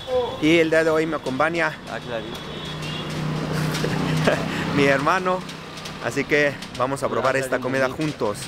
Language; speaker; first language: Spanish; non-native, fluent; Arabic